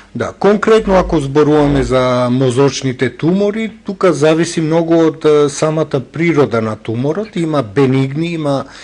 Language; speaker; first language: Macedonian; non-native, local second language; Albanian